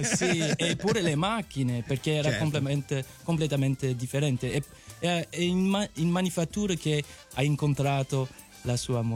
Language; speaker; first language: Italian; native; Italian